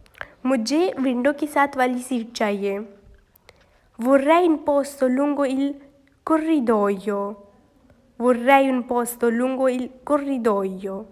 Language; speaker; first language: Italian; non-native, learner; Urdu